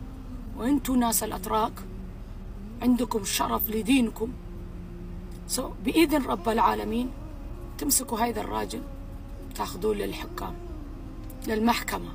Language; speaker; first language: Arabic; non-native, fluent; Amharic